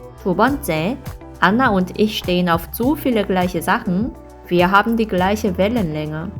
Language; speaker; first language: German; non-native, fluent; Korean